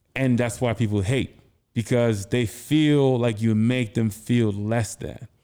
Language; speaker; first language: English; non-native, local second language; Igbo